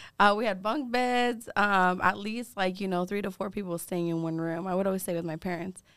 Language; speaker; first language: English; early bilingual, other home language; Spanish